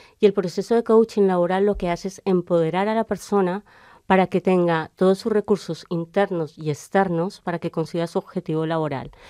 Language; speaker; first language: Spanish; native; Spanish